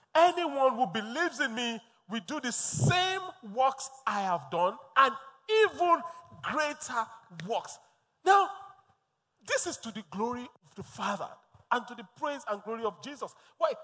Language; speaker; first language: English; non-native, local second language; Yoruba